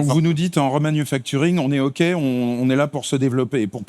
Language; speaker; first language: French; native; French